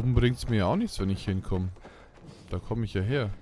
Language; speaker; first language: German; native; German